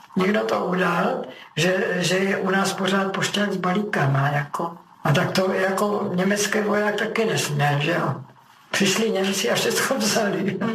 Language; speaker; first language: Czech; native; Czech